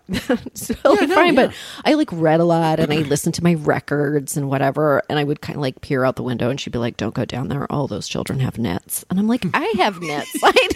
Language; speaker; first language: English; native; English